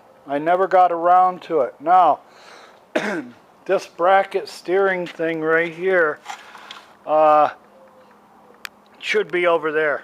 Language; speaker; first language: English; native; English